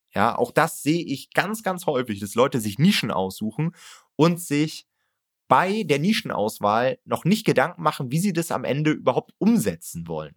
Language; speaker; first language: German; native; German